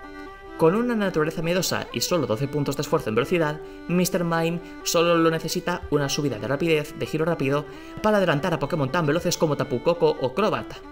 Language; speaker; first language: Spanish; native; Spanish